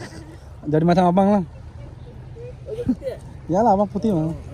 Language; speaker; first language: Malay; non-native, learner; Bangla